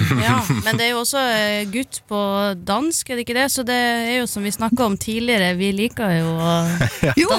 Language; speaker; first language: Norwegian; native; Norwegian